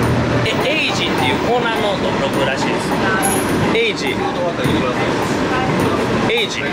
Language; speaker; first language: Japanese; native; Japanese